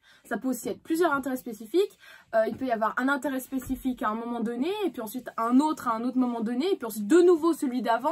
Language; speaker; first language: French; native; French